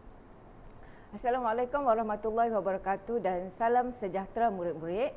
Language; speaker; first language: Malay; native; Malay